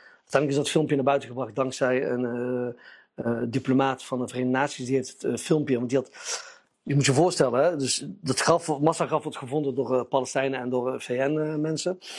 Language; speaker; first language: Dutch; early bilingual, other home language; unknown